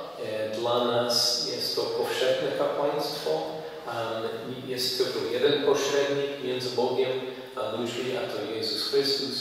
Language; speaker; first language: Polish; non-native, fluent; English